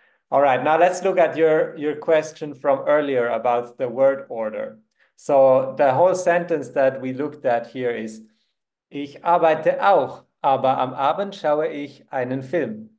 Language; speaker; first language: English; non-native, fluent; German